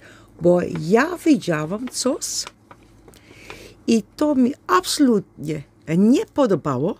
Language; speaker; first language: Polish; non-native, learner; Dutch